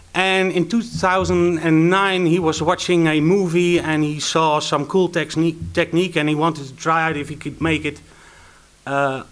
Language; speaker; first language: English; non-native, fluent; Dutch